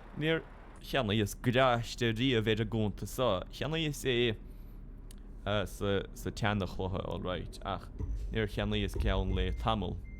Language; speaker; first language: Irish; native; Irish